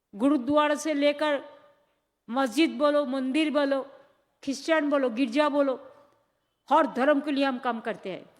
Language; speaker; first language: Hindi; non-native, local second language; Bangla